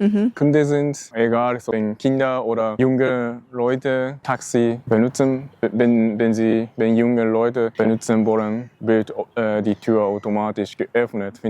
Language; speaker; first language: German; non-native, learner; Japanese